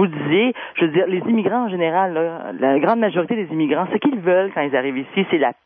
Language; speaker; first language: French; native; French